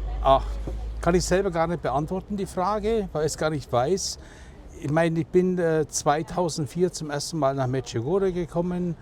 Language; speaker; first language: German; native; German